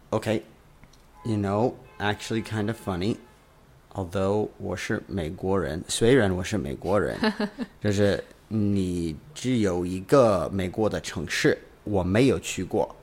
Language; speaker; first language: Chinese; non-native, learner; English